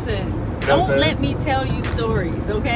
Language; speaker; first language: English; native; English